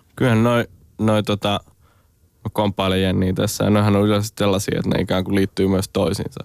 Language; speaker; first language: Finnish; native; Finnish